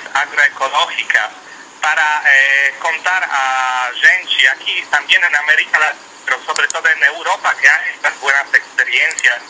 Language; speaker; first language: Spanish; non-native, learner; Italian